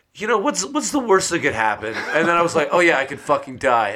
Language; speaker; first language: English; native; English